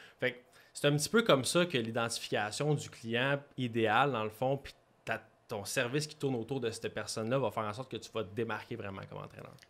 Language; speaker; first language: French; native; French